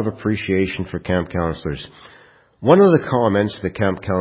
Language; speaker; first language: English; native; English